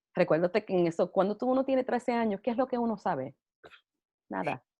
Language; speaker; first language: Spanish; early bilingual, heritage; Spanish